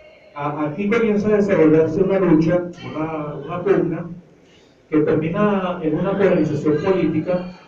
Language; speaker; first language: Spanish; native; Spanish